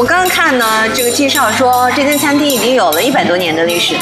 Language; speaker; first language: Chinese; native; Chinese